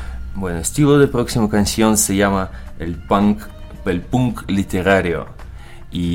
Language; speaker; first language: Spanish; non-native, learner; Russian